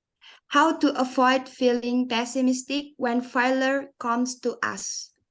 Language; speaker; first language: English; non-native, learner; Indonesian